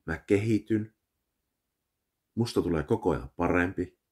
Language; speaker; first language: Finnish; early bilingual, heritage; Finnish